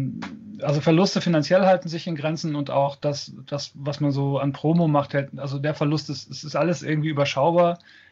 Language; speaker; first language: German; native; German